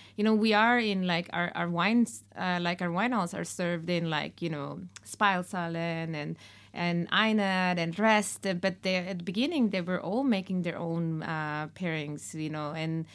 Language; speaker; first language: English; non-native, fluent; Spanish